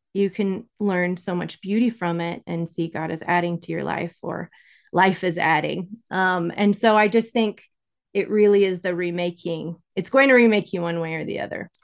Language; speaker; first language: English; native; English